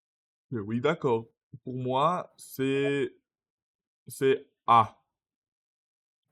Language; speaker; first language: French; non-native, learner; Russian